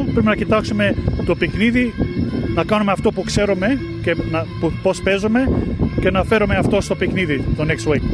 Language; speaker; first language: Greek; early bilingual, heritage; Greek